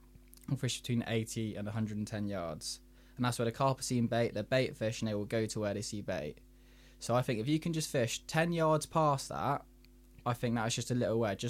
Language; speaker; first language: English; native; English